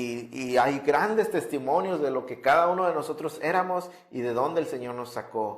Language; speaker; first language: Spanish; native; Spanish